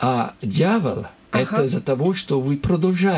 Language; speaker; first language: Russian; non-native, learner; French